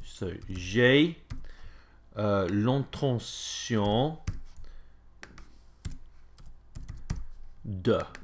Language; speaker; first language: French; non-native, fluent; English